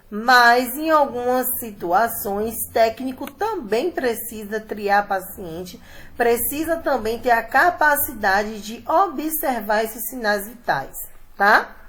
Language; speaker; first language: Portuguese; native; Portuguese